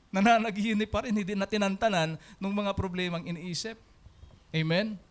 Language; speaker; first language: Filipino; non-native, local second language; Hiligaynon